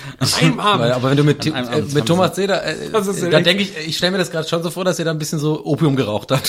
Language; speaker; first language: German; native; German